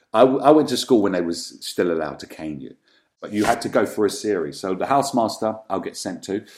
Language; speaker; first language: English; native; English